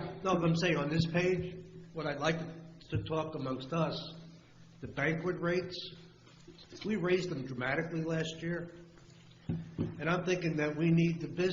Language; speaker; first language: English; native; English